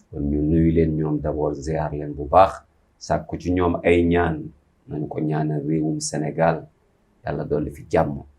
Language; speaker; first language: Wolof; native; Wolof